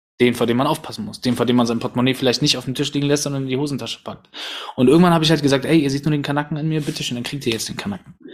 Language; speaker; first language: German; early bilingual, other home language; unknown